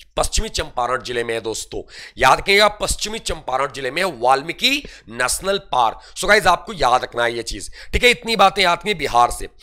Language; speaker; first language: Hindi; native; Hindi